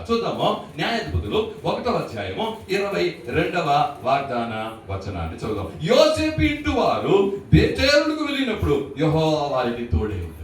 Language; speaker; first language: Telugu; native; Telugu